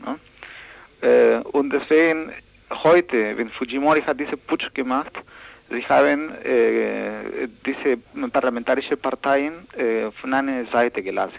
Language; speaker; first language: German; non-native, learner; Spanish